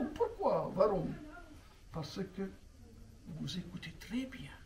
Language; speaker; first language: French; non-native, local second language; Arabic